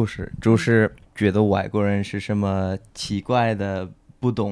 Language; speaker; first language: Chinese; non-native, fluent; English